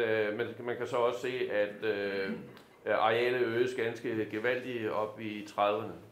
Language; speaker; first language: Danish; native; Danish